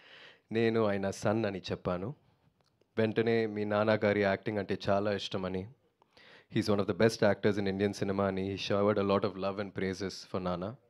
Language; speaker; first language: Telugu; non-native, learner; Tamil